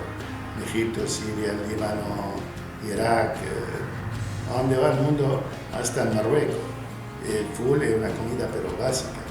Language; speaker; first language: Spanish; non-native, fluent; Arabic